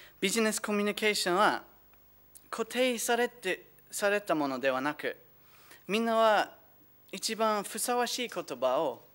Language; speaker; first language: Japanese; non-native, fluent; English